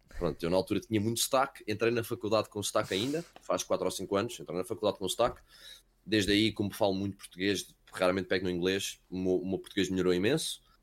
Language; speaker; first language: Portuguese; early bilingual, heritage; Portuguese